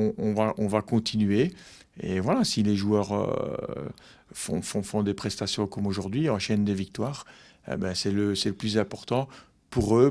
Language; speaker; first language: French; native; French